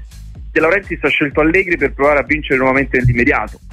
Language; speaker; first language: Italian; native; Italian